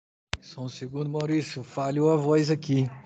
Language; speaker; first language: Portuguese; native; Portuguese